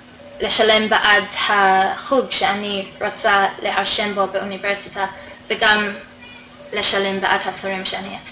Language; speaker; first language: Hebrew; non-native, fluent; English